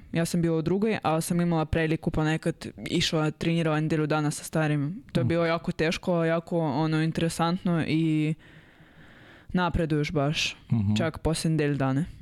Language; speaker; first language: Serbian; non-native, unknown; Russian